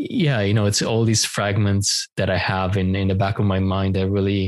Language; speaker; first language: English; non-native, fluent; Romanian